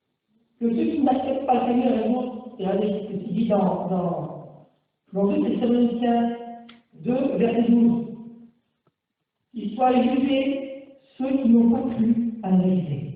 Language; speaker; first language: French; native; French